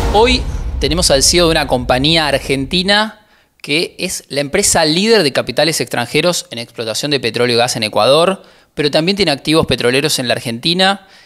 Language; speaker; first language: Spanish; native; Spanish